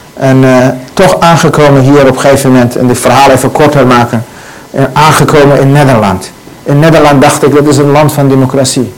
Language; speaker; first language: Dutch; non-native, learner; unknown